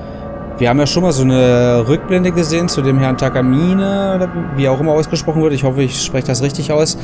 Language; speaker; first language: German; native; German